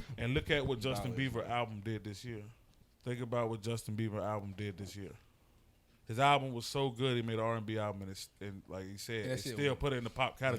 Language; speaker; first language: English; native; English